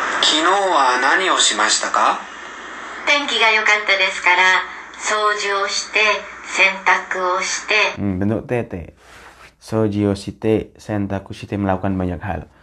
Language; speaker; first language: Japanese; non-native, fluent; Indonesian